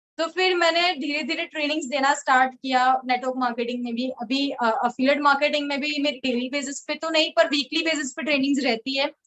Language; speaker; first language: Hindi; non-native, local second language; Gujarati